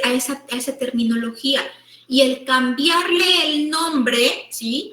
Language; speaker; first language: Spanish; native; Spanish